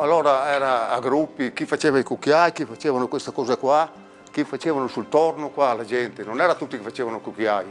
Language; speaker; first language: Italian; native; Italian